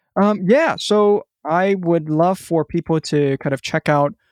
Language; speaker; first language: English; non-native, local second language; Cantonese